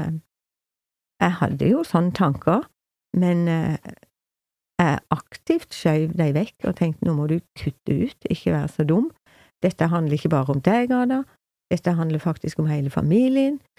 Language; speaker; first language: Norwegian; native; Norwegian